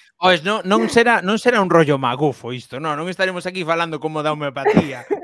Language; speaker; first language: Galician; native; Galician